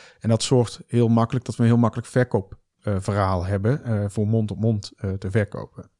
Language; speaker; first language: Dutch; native; Dutch